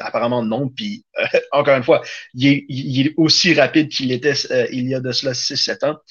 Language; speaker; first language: French; native; French